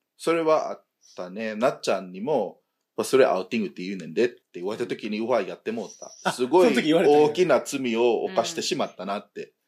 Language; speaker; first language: Japanese; non-native, fluent; Filipino